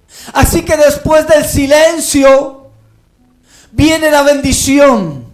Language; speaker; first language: Spanish; native; Spanish